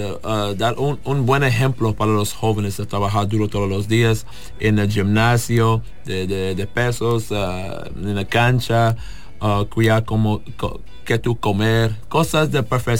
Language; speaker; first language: Spanish; non-native, learner; English